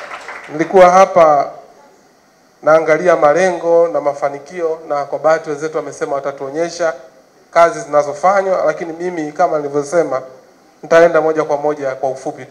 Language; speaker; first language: Swahili; native; Swahili